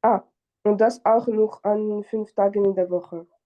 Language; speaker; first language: German; non-native, fluent; French